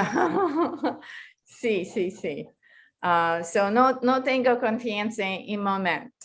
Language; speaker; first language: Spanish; non-native, learner; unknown